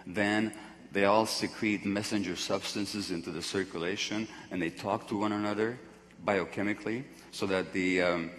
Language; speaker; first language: English; non-native, fluent; Hungarian